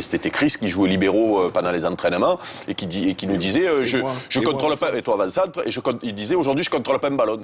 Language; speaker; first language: French; native; French